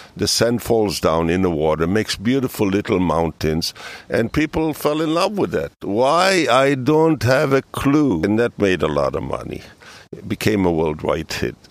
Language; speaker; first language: English; early bilingual, other home language; Hebrew